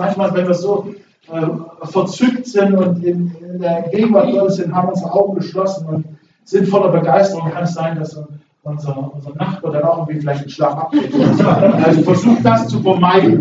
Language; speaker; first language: German; native; German